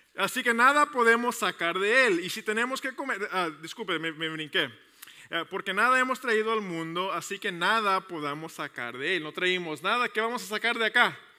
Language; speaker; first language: Spanish; early bilingual, heritage; Spanish